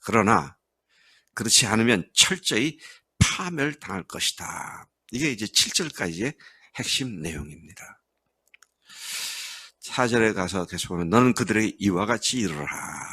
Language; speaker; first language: Korean; native; Korean